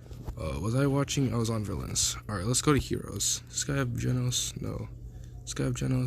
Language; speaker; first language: English; native; English